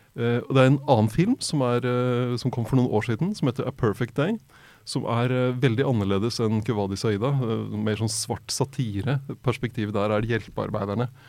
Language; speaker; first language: Norwegian; native; Norwegian